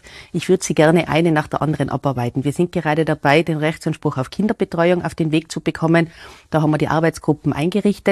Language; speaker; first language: German; native; German